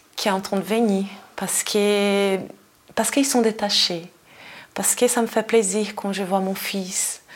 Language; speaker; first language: French; non-native, fluent; Portuguese